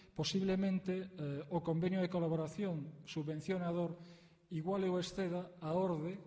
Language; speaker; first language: Spanish; native; Spanish